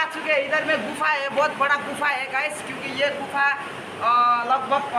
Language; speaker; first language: Hindi; non-native, local second language; Nepali